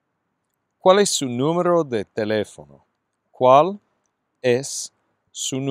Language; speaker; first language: Spanish; non-native, fluent; English